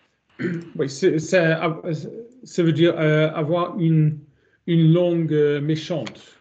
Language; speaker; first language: French; non-native, learner; German